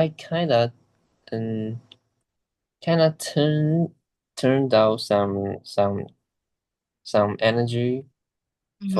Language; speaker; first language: English; non-native, learner; Chinese